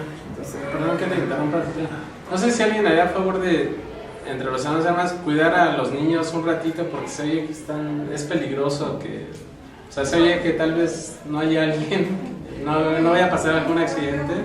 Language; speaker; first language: Spanish; native; Spanish